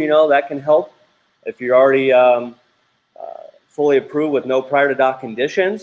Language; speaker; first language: English; native; English